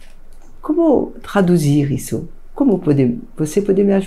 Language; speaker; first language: Portuguese; non-native, fluent; French